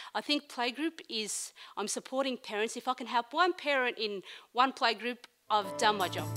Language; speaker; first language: English; non-native, fluent; Arabic